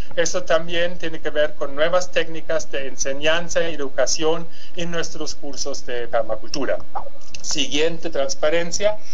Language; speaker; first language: Spanish; non-native, fluent; German